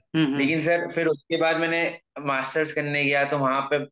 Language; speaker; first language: Hindi; native; Hindi